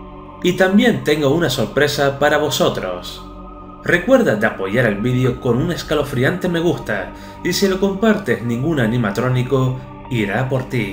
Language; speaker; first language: Spanish; native; Spanish